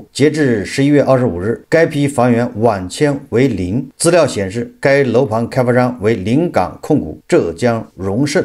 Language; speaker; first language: Chinese; native; Chinese